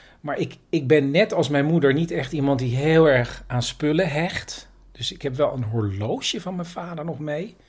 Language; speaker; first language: Dutch; native; Dutch